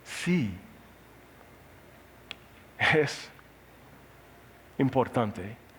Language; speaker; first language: Spanish; non-native, learner; Haitian Creole